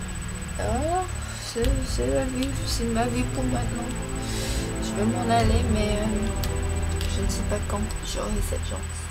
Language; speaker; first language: French; non-native, learner; English